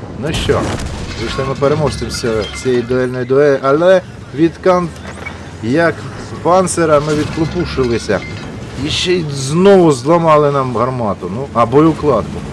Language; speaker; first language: Ukrainian; native; Ukrainian